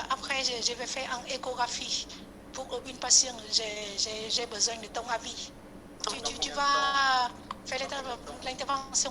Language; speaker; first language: French; non-native, learner; Vietnamese